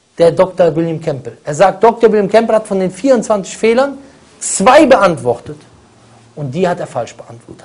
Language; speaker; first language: German; native; German